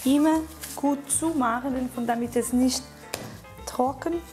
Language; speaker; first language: German; non-native, fluent; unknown